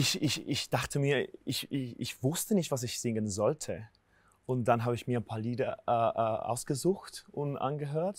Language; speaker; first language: German; non-native, fluent; Spanish